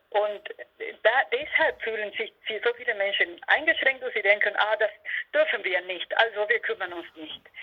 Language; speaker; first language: German; non-native, fluent; Spanish